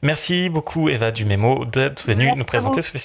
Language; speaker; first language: French; native; French